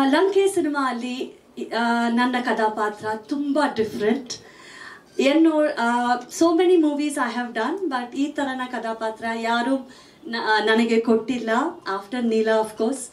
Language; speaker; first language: Kannada; non-native, local second language; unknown